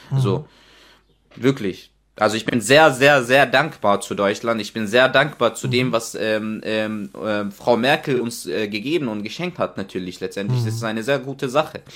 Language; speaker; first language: German; non-native, fluent; Arabic